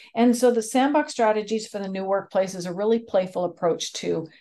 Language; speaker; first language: English; native; English